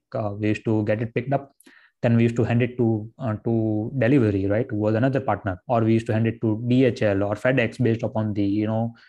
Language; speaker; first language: English; non-native, local second language; Gujarati